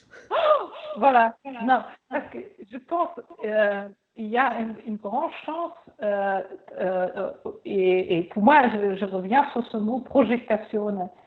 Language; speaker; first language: French; non-native, fluent; German